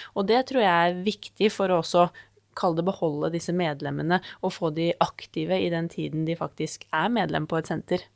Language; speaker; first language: Norwegian; native; Norwegian